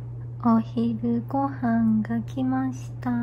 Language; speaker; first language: Japanese; native; Japanese